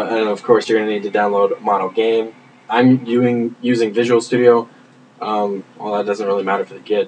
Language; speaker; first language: English; native; English